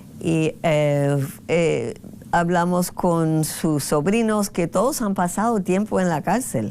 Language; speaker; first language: Spanish; non-native, fluent; English